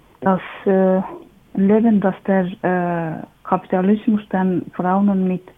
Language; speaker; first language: German; non-native, learner; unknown